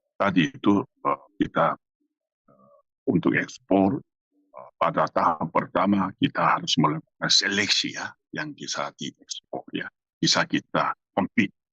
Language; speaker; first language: Indonesian; non-native, fluent; Korean